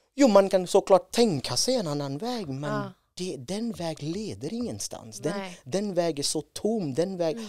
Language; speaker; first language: Swedish; non-native, fluent; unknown